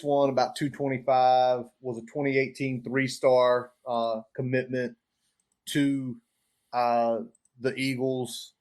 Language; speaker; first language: English; native; English